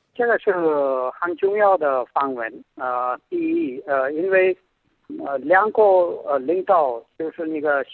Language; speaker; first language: Chinese; non-native, fluent; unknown